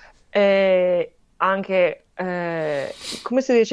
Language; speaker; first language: Italian; non-native, learner; English